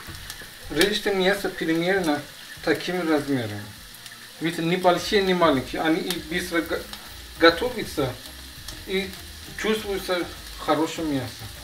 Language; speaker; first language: Russian; non-native, learner; Persian